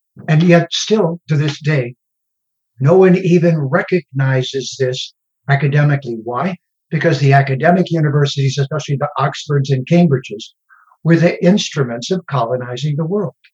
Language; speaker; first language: English; native; English